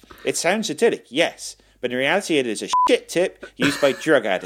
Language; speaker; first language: English; native; English